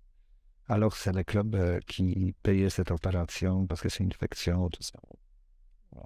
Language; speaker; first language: French; non-native, learner; Polish